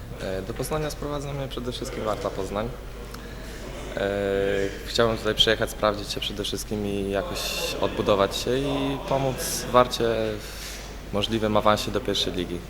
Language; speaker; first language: Polish; native; Polish